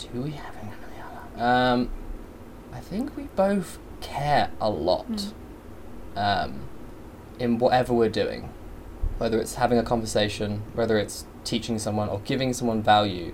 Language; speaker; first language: English; native; English